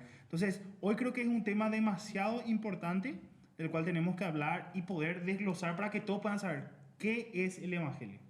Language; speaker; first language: Spanish; native; Spanish